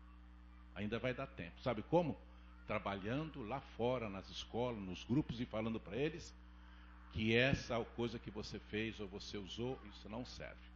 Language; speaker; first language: Portuguese; native; Portuguese